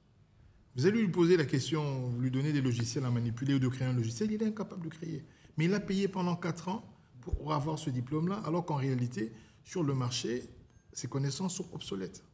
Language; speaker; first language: French; non-native, local second language; Lingala